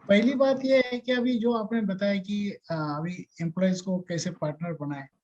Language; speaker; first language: Hindi; non-native, local second language; Marathi